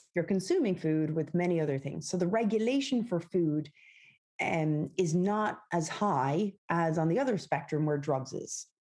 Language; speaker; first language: English; native; English